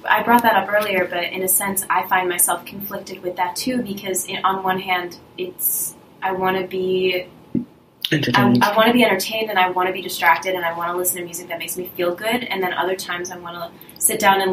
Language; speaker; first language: English; early bilingual, other home language; Russian